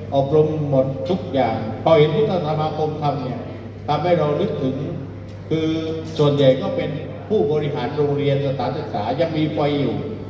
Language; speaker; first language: Thai; native; Thai